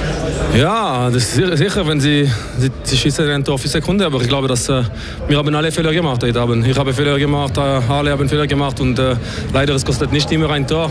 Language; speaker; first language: German; non-native, local second language; French